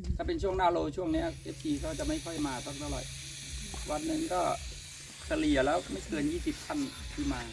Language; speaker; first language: Thai; native; Thai